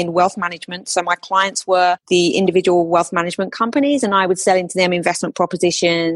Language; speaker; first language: English; native; English